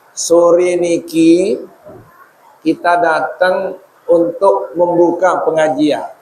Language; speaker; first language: Indonesian; non-native, local second language; Sasak